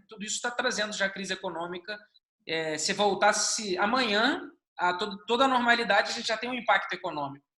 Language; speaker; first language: Portuguese; native; Portuguese